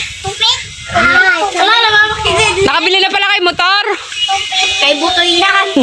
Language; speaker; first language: Filipino; native; Filipino